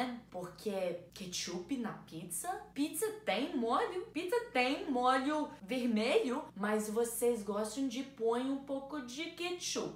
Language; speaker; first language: Portuguese; non-native, learner; English